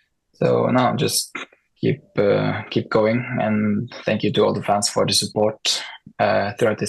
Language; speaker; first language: English; non-native, fluent; Norwegian